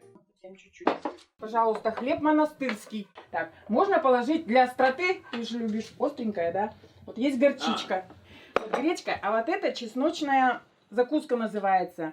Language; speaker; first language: Russian; native; Russian